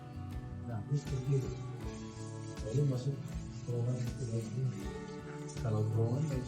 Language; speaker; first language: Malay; non-native, learner; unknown